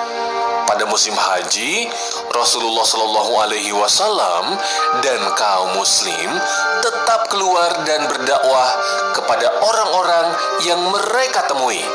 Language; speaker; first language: Indonesian; native; Indonesian